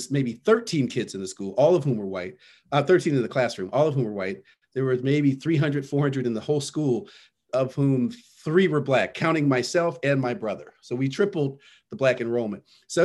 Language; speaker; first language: English; native; English